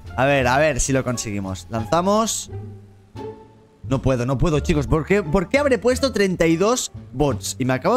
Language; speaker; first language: Spanish; native; Spanish